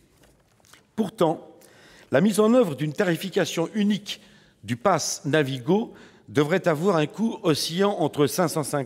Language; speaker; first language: French; native; French